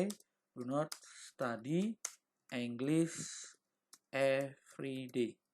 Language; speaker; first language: English; non-native, fluent; Indonesian